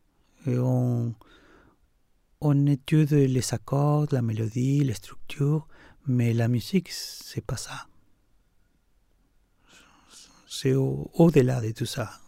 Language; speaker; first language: French; non-native, fluent; Spanish